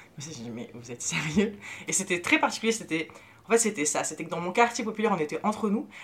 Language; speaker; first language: French; early bilingual, other home language; Arabic